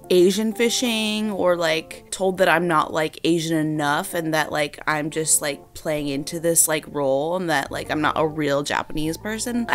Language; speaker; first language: English; native; English